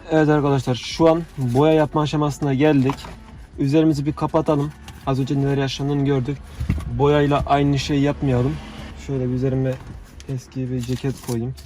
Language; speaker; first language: Turkish; early bilingual, heritage; Turkish